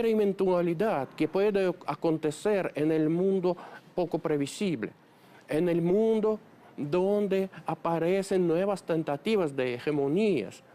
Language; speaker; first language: Spanish; non-native, fluent; Russian